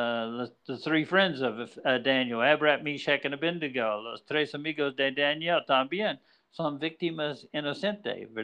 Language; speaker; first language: Spanish; non-native, learner; English